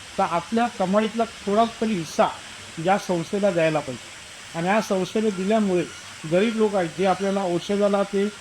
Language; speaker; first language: Marathi; native; Marathi